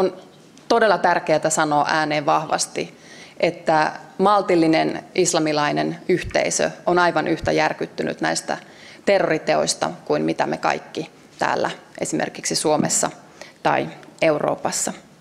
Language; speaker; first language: Finnish; native; Finnish